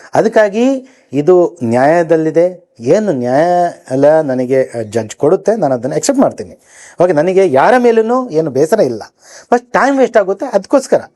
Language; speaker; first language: Kannada; native; Kannada